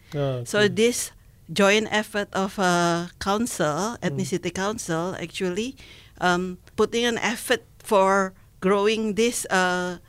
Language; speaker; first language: English; non-native, learner; Indonesian